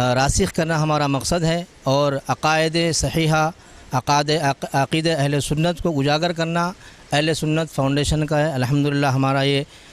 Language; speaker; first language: Urdu; native; Urdu